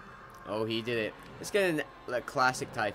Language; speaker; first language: English; native; English